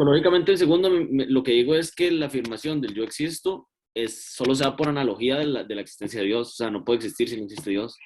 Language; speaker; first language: Spanish; native; Spanish